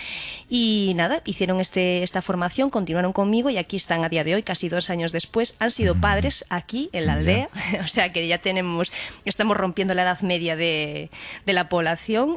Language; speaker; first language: Spanish; native; Spanish